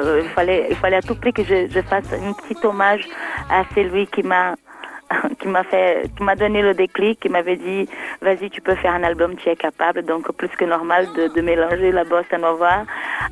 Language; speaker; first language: French; non-native, fluent; Portuguese